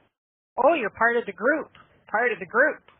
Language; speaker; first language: English; native; English